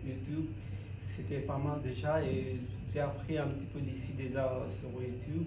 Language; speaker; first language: French; non-native, fluent; Bangla